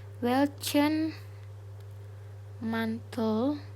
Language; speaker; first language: German; non-native, fluent; Indonesian